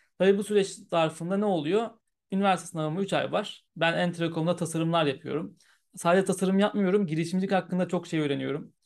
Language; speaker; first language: Turkish; early bilingual, heritage; Turkish